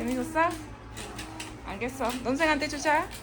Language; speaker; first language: Korean; non-native, fluent; Spanish